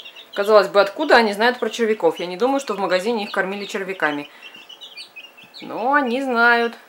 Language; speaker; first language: Russian; native; Russian